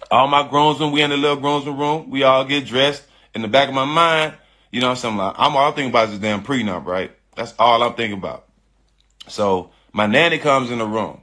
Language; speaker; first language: English; native; English